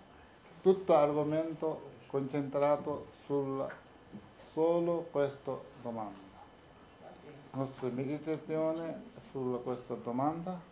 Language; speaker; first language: Italian; non-native, learner; Tibetan